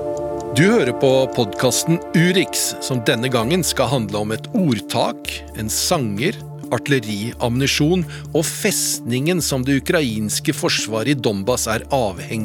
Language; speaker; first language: Norwegian; native; Norwegian